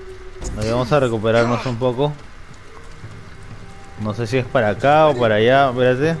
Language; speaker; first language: Spanish; native; Spanish